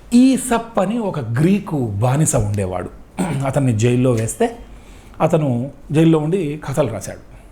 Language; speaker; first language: Telugu; native; Telugu